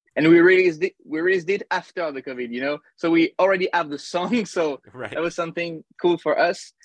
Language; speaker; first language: English; non-native, fluent; French